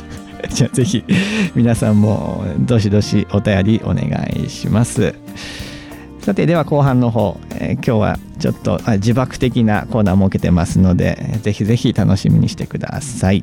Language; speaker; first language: Japanese; native; Japanese